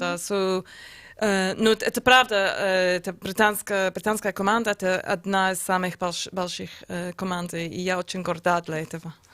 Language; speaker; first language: Russian; non-native, learner; English